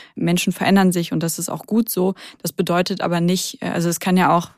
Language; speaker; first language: German; native; German